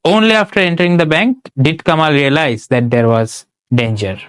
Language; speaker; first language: English; non-native, local second language; Bangla